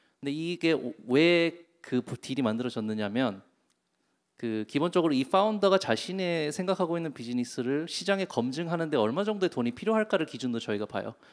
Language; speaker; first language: Korean; native; Korean